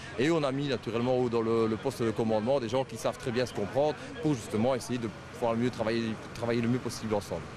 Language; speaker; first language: French; native; French